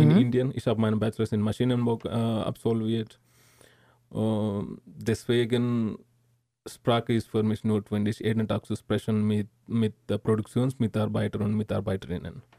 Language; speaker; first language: German; non-native, learner; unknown